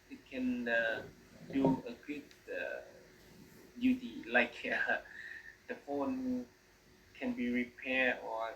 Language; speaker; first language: English; non-native, learner; Vietnamese